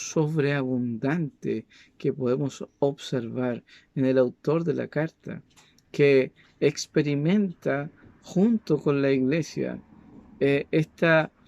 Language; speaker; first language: Spanish; native; Spanish